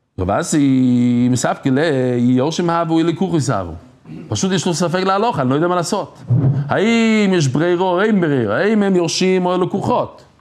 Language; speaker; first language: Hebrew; non-native, fluent; English